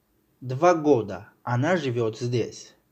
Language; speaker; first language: Russian; non-native, fluent; Tajik